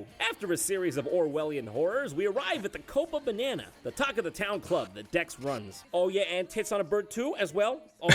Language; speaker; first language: English; native; English